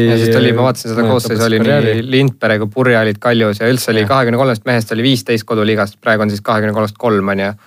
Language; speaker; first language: Estonian; native; Estonian